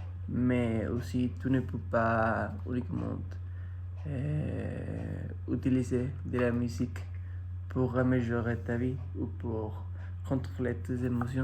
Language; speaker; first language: French; non-native, fluent; Spanish